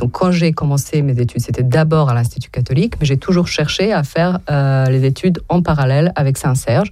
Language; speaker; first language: French; non-native, fluent; Serbian